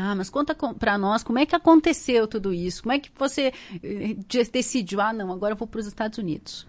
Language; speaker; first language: Portuguese; native; Portuguese